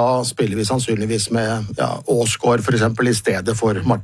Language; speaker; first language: Norwegian; native; Norwegian